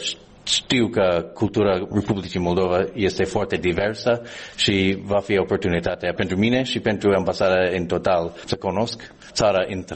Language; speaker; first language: Romanian; non-native, fluent; English